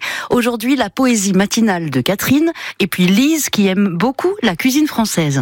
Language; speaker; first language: French; native; French